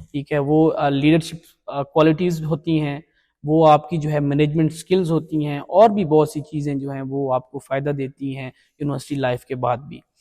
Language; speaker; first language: Urdu; non-native, local second language; Saraiki